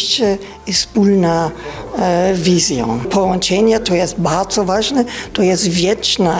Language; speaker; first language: Polish; non-native, learner; German